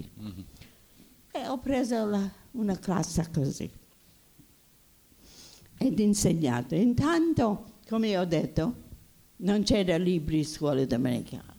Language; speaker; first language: Italian; early bilingual, heritage; Italian